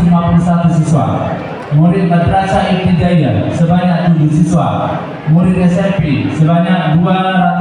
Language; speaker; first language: Indonesian; native; Indonesian